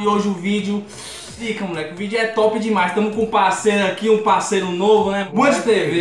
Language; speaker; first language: Portuguese; native; Portuguese